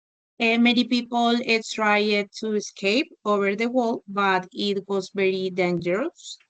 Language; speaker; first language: English; non-native, learner; Spanish